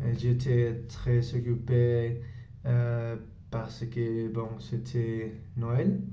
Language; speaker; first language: French; non-native, learner; Spanish